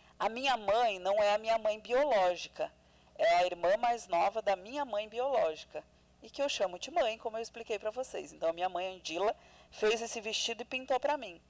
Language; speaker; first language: Portuguese; non-native, local second language; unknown